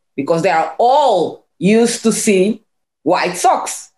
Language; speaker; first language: English; non-native, fluent; Portuguese